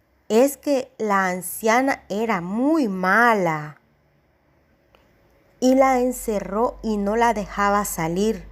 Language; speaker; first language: Spanish; native; Spanish